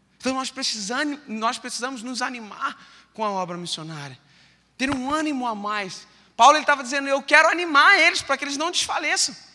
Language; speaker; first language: Portuguese; native; Portuguese